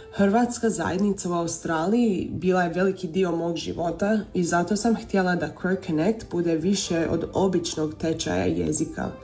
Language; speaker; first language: Croatian; early bilingual, heritage; Croatian